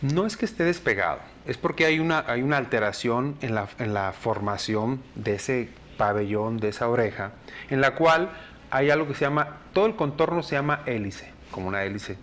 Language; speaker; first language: Spanish; native; Spanish